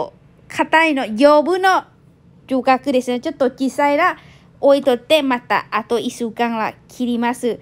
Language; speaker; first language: Japanese; non-native, learner; Thai